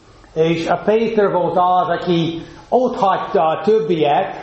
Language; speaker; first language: Hungarian; non-native, fluent; English